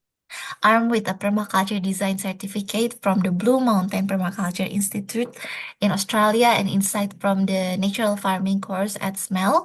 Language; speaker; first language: English; non-native, fluent; Indonesian